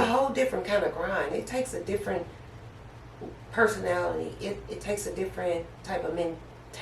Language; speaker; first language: English; native; English